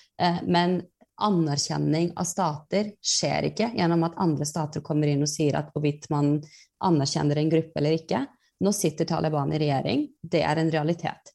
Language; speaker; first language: Norwegian; early bilingual, other home language; Persian